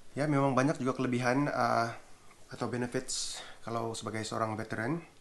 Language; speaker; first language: Malay; native; Malay